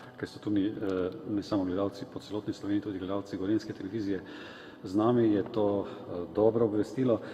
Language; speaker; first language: Slovenian; native; Slovenian